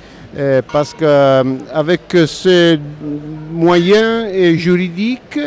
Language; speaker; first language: French; non-native, learner; Italian